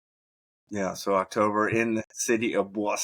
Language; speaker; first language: English; native; English